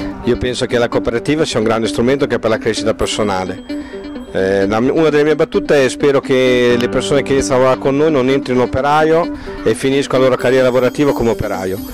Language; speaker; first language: Italian; native; Italian